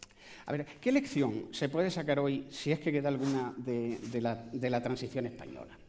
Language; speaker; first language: Spanish; native; Spanish